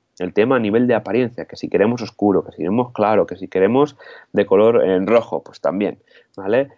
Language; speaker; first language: Spanish; non-native, local second language; Catalan